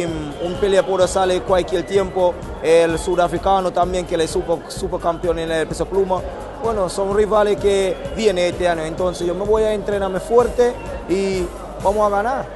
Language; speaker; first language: Spanish; non-native, learner; English